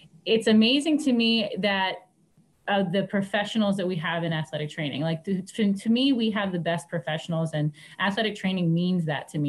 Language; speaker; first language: English; native; English